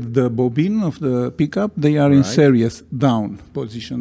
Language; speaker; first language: English; non-native, learner; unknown